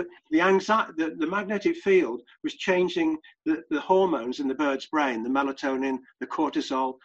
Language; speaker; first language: English; native; English